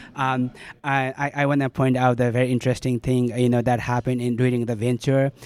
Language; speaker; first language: English; non-native, local second language; Nepali